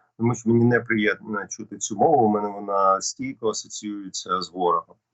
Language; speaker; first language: Ukrainian; non-native, local second language; Russian